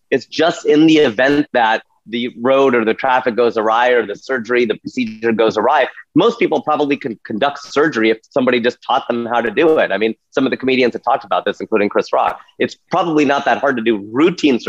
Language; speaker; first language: English; native; English